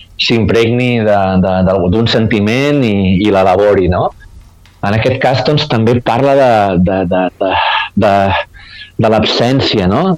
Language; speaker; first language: Catalan; native; Catalan